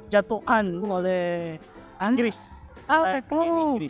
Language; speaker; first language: Indonesian; non-native, fluent; Filipino